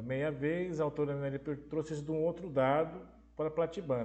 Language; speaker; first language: Portuguese; native; Portuguese